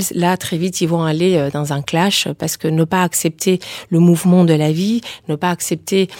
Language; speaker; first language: French; early bilingual, heritage; Spanish